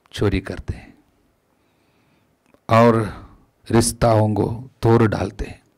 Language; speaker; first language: Hindi; non-native, local second language; Malayalam